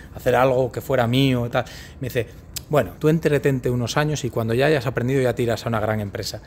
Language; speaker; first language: Spanish; native; Spanish